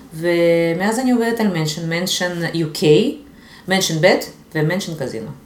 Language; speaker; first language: Hebrew; non-native, fluent; Russian